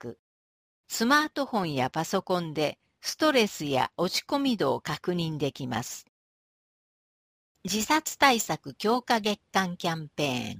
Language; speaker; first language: Japanese; native; Japanese